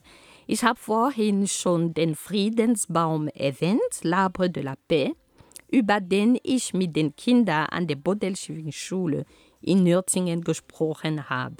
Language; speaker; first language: German; non-native, fluent; Ghomala